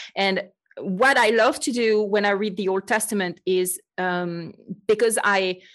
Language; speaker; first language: English; non-native, fluent; French